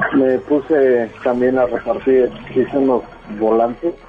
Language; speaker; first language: Spanish; native; Spanish